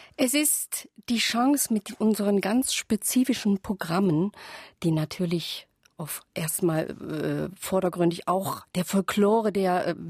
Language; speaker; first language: German; non-native, local second language; Upper Sorbian